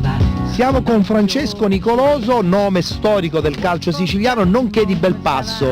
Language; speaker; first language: Italian; native; Italian